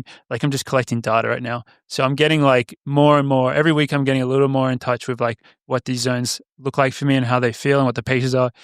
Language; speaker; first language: English; native; English